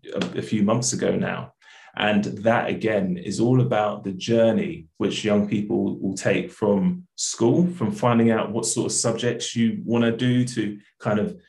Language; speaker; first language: English; native; English